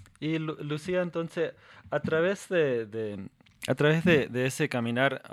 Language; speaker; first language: Spanish; non-native, fluent; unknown